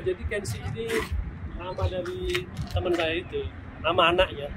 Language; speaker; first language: Indonesian; native; Indonesian